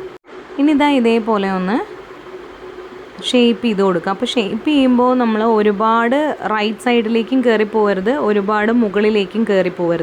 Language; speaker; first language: Malayalam; native; Malayalam